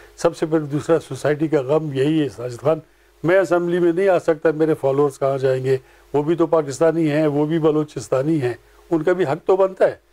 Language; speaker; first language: Urdu; non-native, local second language; Pashto